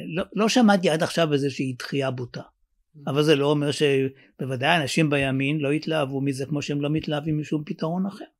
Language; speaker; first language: Hebrew; native; Hebrew